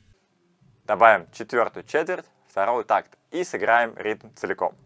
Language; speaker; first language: Russian; native; Russian